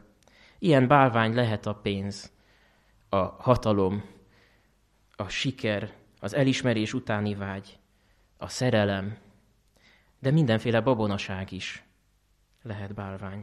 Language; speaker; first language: Hungarian; native; Hungarian